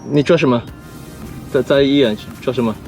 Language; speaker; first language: Chinese; non-native, learner; Malay